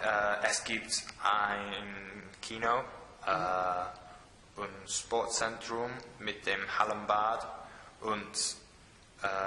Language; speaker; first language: German; non-native, learner; English